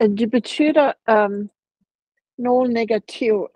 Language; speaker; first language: Danish; non-native, learner; English